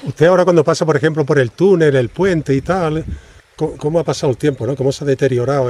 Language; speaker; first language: Spanish; native; Spanish